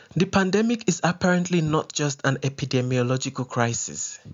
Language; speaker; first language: English; non-native, local second language; Yoruba